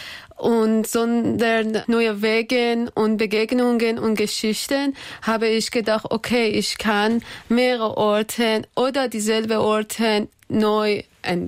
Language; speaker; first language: German; non-native, learner; Persian